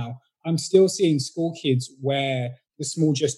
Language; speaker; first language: English; native; English